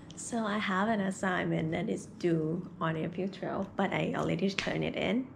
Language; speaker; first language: English; non-native, fluent; Thai